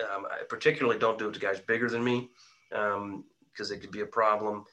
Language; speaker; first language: English; native; English